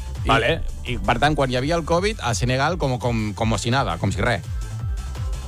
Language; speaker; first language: Catalan; native; Catalan